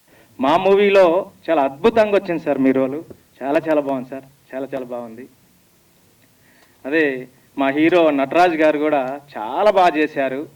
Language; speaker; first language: Telugu; native; Telugu